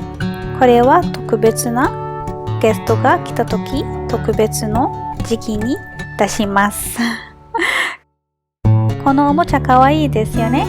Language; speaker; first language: Japanese; non-native, fluent; Arabic